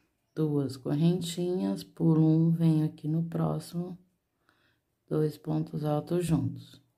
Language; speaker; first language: Portuguese; native; Portuguese